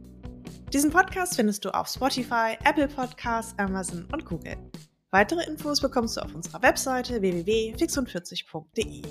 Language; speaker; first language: German; native; German